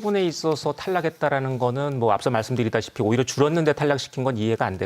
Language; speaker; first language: Korean; native; Korean